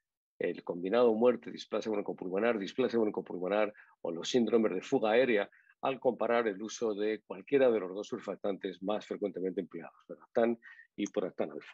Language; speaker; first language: Spanish; native; Spanish